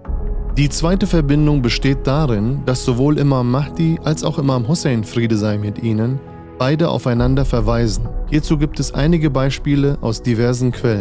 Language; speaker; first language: German; native; German